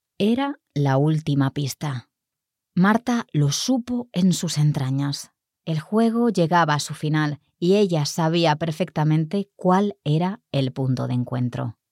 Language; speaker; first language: Spanish; native; Spanish